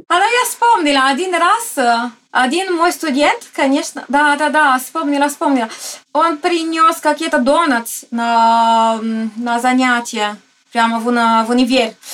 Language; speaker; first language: Russian; non-native, fluent; Italian